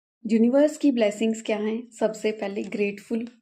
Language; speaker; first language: Hindi; native; Hindi